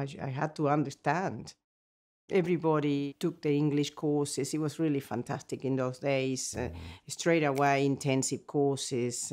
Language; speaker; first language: English; non-native, fluent; Spanish